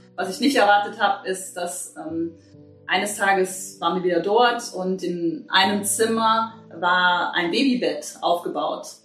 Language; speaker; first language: German; native; German